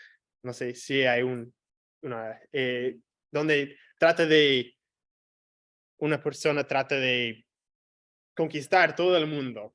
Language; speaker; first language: Spanish; non-native, fluent; English